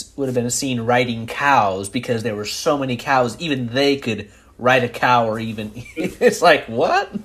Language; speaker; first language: English; early bilingual, other home language; Italian